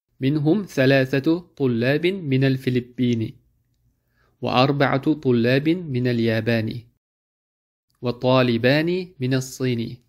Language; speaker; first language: Arabic; non-native, fluent; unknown